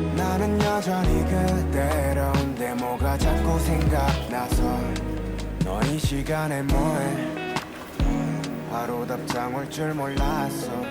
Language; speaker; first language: Korean; non-native, fluent; English